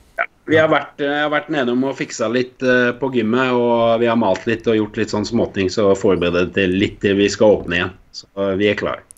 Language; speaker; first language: Norwegian; native; Norwegian